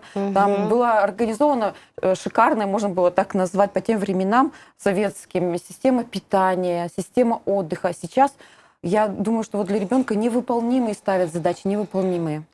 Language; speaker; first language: Russian; native; Russian